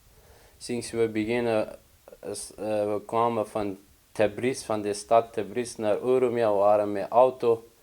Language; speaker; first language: Dutch; non-native, learner; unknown